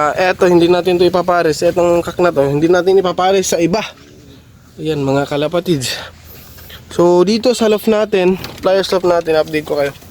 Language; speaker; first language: Filipino; non-native, local second language; Cebuano